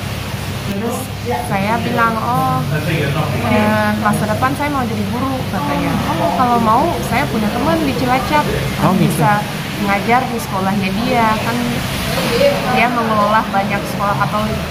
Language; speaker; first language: Indonesian; early bilingual, heritage; English